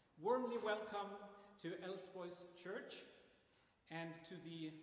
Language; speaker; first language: English; non-native, fluent; Swedish